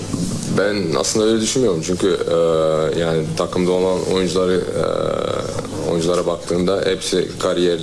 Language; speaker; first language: Turkish; early bilingual, heritage; Turkish